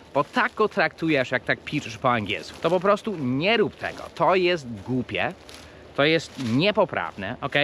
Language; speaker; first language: Polish; non-native, fluent; English